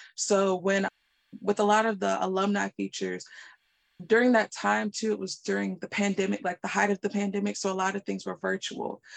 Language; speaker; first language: English; native; English